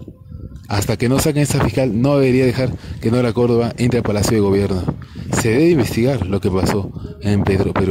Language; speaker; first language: Spanish; native; Spanish